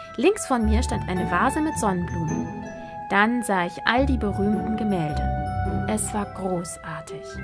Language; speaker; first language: German; non-native, fluent; Chinese